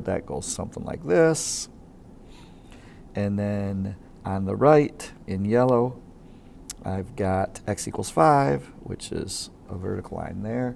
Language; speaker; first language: English; native; English